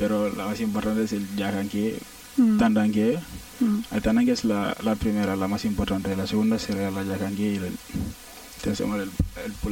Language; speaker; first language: Spanish; non-native, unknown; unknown